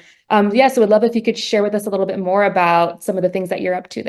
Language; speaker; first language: English; native; English